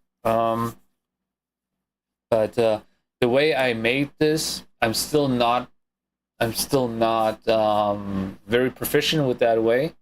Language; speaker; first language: English; non-native, fluent; German